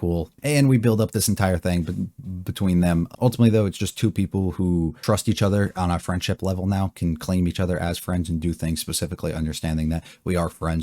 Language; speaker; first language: English; native; English